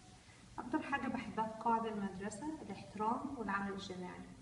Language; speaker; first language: Arabic; native; Arabic